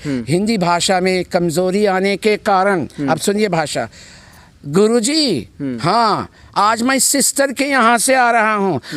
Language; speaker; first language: Hindi; early bilingual, heritage; Hindi